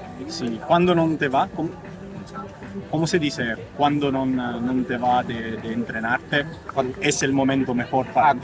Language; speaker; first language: Spanish; non-native, learner; Italian